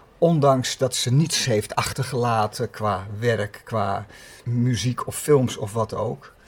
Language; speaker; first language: Dutch; native; Dutch